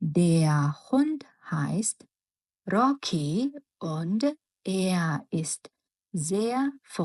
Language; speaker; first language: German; non-native, fluent; Mongolian